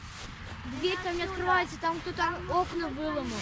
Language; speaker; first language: Russian; native; Russian